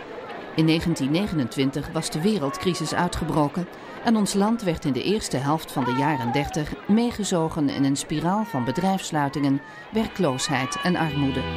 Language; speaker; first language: Dutch; native; Dutch